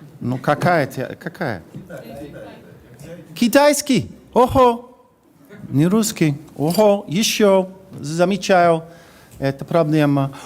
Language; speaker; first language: Russian; non-native, learner; English